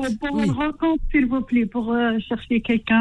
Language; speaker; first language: French; non-native, learner; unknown